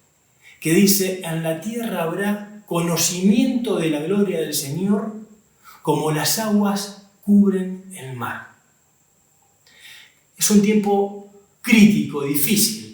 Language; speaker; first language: Spanish; native; Spanish